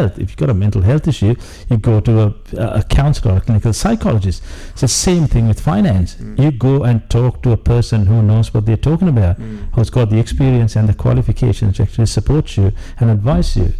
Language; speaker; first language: English; non-native, local second language; Sinhala